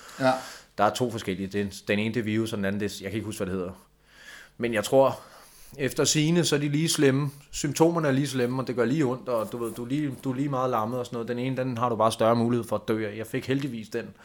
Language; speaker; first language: Danish; native; Danish